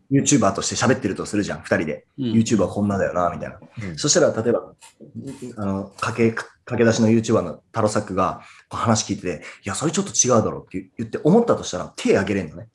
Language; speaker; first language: Japanese; native; Japanese